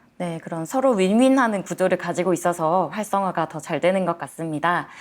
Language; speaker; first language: Korean; native; Korean